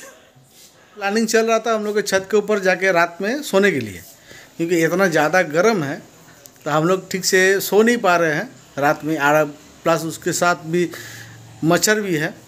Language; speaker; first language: Hindi; native; Hindi